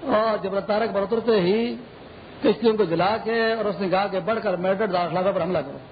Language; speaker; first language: Urdu; non-native, local second language; Pashto